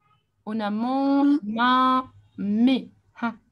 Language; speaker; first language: French; non-native, fluent; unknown